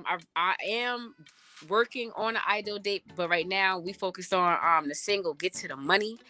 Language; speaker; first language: English; early bilingual, other home language; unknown